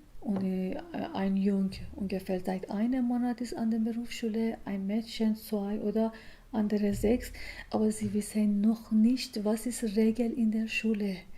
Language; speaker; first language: German; non-native, learner; Persian